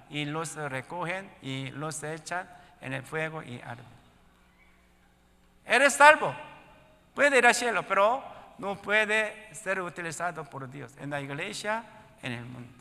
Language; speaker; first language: Spanish; non-native, learner; Korean